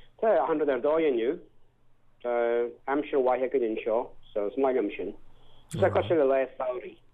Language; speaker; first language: Irish; native; Irish